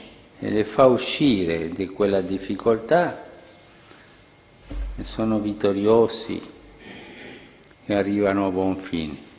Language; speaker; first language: Italian; non-native, fluent; Spanish